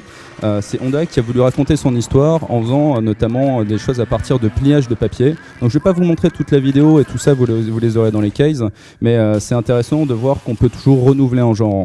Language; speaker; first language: French; native; French